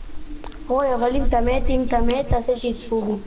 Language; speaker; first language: Hebrew; native; Hebrew